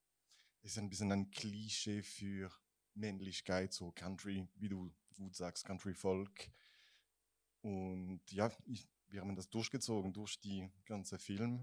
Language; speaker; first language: German; non-native, fluent; French